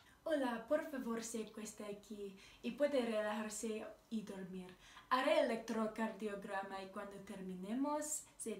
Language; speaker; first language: Spanish; non-native, learner; English